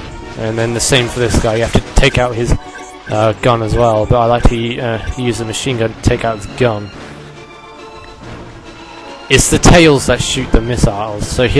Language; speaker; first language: English; native; English